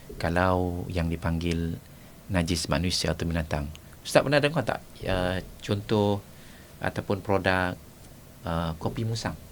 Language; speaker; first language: Malay; native; Malay